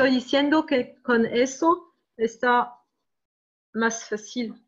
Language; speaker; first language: Spanish; non-native, learner; French